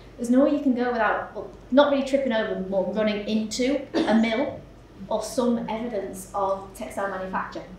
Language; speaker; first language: English; native; English